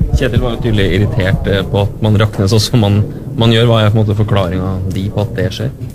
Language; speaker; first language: Norwegian; native; Norwegian